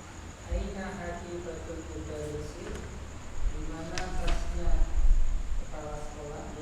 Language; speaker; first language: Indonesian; native; Indonesian